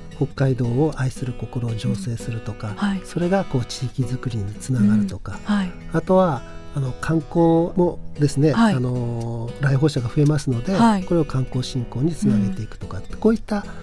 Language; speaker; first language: Japanese; native; Japanese